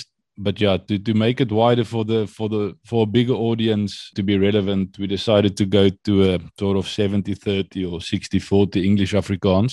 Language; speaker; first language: English; non-native, local second language; Afrikaans